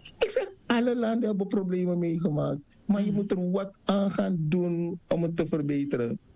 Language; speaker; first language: Dutch; native; Dutch